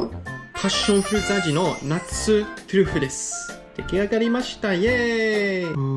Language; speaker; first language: Japanese; non-native, fluent; English